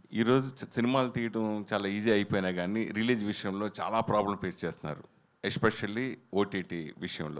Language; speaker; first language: Telugu; native; Telugu